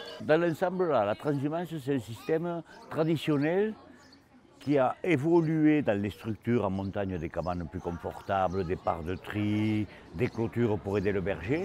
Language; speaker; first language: French; native; French